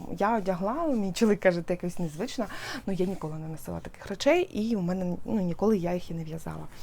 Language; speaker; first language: Ukrainian; non-native, local second language; Russian